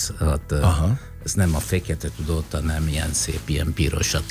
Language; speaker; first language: Hungarian; non-native, fluent; Italian